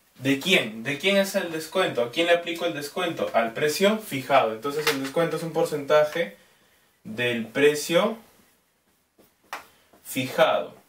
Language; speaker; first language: Spanish; native; Spanish